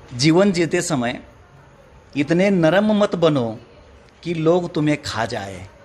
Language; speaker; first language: Hindi; non-native, local second language; Marathi